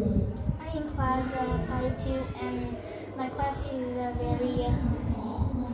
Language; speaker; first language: English; non-native, learner; Vietnamese